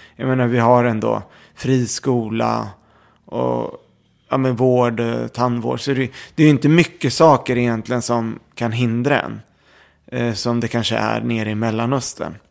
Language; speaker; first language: Swedish; early bilingual, other home language; Arabic